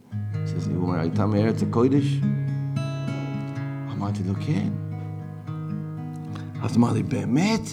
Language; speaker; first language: Hebrew; non-native, fluent; English